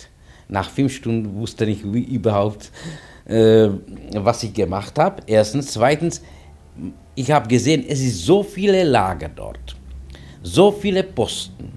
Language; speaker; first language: German; non-native, fluent; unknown